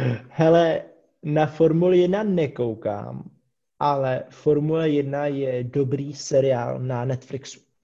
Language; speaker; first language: Czech; non-native, fluent; English